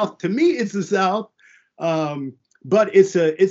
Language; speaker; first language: English; early bilingual, other home language; French